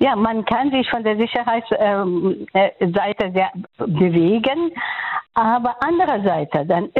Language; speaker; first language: German; non-native, fluent; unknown